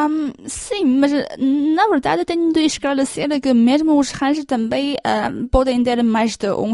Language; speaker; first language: Portuguese; non-native, fluent; Chinese